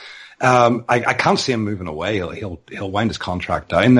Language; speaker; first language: English; native; English